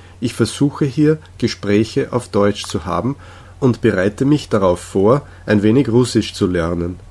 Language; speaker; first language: German; non-native, fluent; Czech